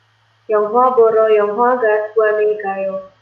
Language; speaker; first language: Korean; non-native, learner; Indonesian